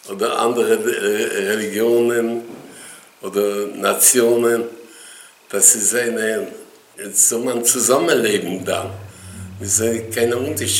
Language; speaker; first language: German; non-native, learner; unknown